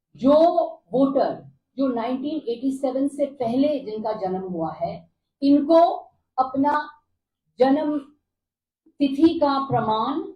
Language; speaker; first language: Hindi; non-native, local second language; Bangla